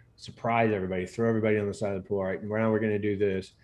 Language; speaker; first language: English; native; English